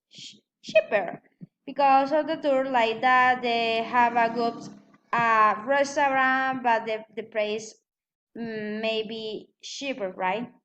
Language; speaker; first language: English; non-native, learner; Spanish